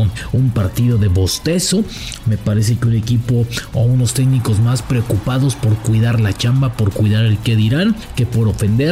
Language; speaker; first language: Spanish; native; Spanish